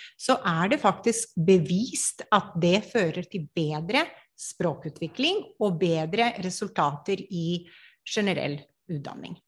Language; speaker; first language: Norwegian; non-native, fluent; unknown